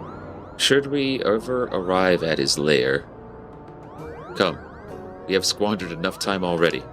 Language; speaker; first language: English; native; English